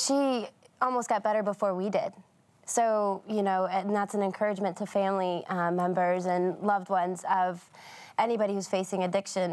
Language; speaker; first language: English; native; English